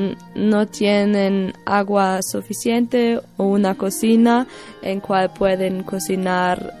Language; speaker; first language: Spanish; non-native, learner; German